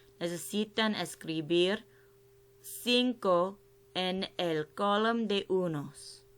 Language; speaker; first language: Spanish; non-native, learner; English